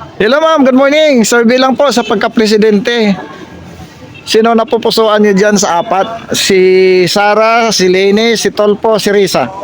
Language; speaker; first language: Filipino; native; Filipino